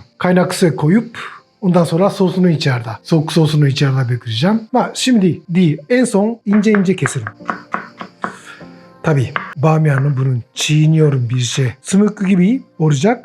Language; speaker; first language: Turkish; non-native, learner; Japanese